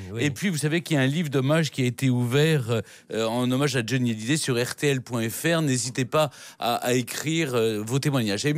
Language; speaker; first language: French; native; French